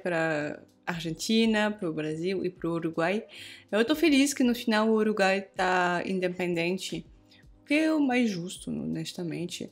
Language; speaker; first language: Portuguese; non-native, fluent; French